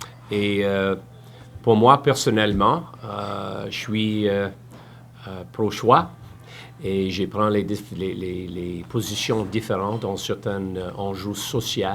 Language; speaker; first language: French; non-native, learner; English